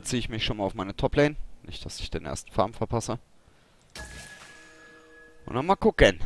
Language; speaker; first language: German; native; German